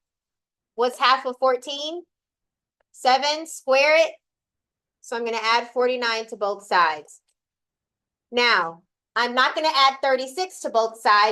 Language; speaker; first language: English; native; English